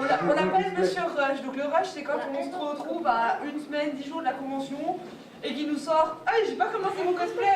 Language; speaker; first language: French; native; French